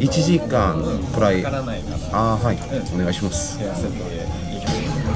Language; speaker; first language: Japanese; non-native, learner; Korean